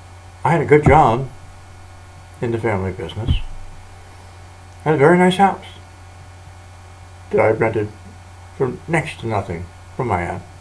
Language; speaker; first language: English; native; English